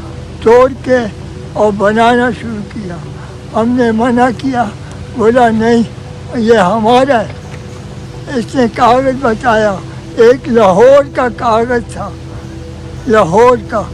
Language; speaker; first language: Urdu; non-native, local second language; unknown